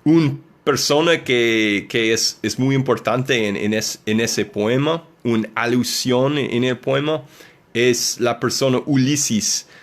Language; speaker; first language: Spanish; non-native, learner; English